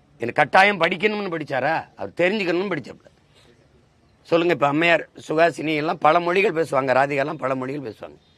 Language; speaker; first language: Tamil; native; Tamil